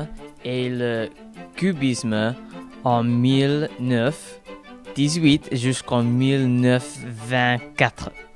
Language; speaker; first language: French; non-native, learner; English